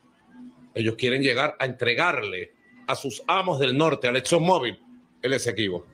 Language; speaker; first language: Spanish; native; Spanish